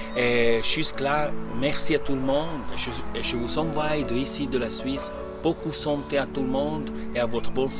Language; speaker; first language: French; non-native, local second language; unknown